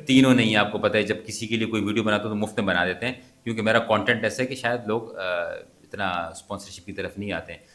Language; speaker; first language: Urdu; non-native, local second language; Pashto